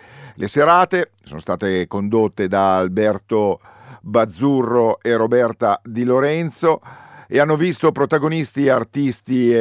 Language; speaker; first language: Italian; native; Italian